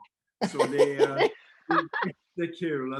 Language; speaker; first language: Swedish; non-native, learner; English